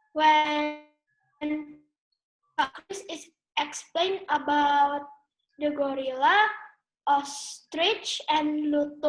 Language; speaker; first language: English; non-native, learner; Indonesian